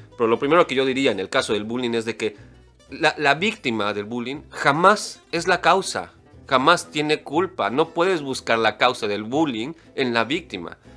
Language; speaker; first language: Spanish; native; Spanish